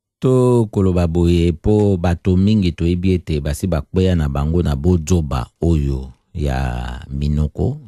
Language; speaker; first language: Lingala; native; Lingala